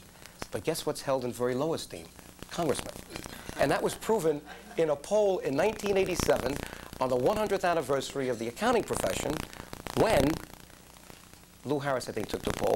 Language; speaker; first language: English; native; English